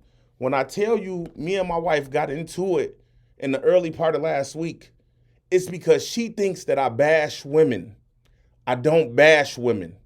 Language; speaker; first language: English; native; English